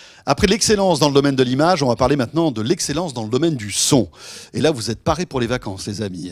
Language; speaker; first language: French; native; French